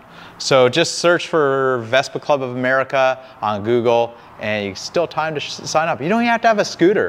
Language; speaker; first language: English; native; English